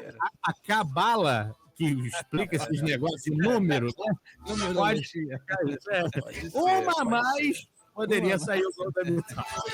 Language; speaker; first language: Portuguese; native; Portuguese